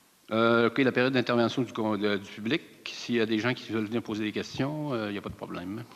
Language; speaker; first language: French; native; French